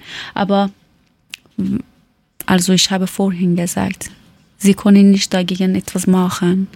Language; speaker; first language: German; non-native, learner; Persian